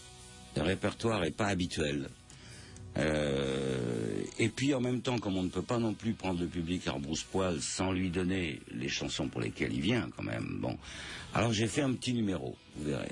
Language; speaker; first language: French; native; French